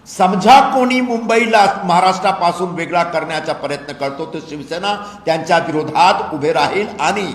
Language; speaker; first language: Marathi; non-native, local second language; Hindi